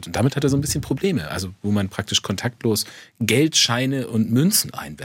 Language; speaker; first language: German; native; German